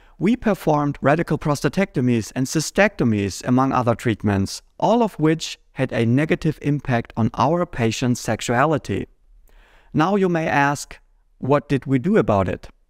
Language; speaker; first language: English; non-native, fluent; German